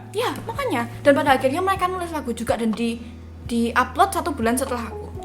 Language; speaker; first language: Indonesian; native; Indonesian